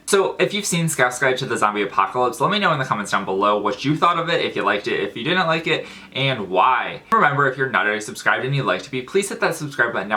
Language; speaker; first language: English; native; English